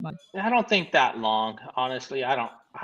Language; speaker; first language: English; native; English